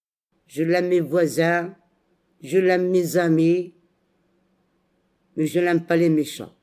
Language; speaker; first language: French; non-native, local second language; Arabic